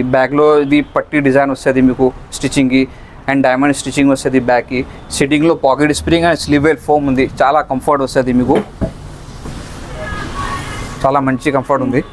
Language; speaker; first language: Telugu; non-native, local second language; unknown